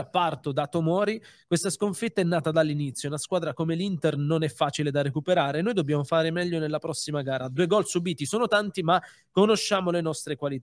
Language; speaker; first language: Italian; native; Italian